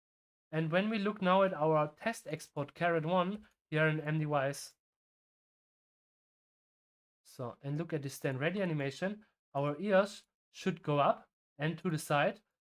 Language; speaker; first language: English; non-native, fluent; German